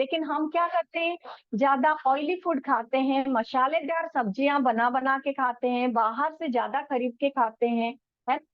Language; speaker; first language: Hindi; non-native, local second language; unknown